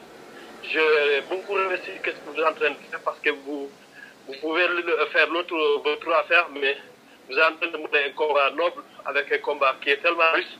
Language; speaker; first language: French; non-native, local second language; Wolof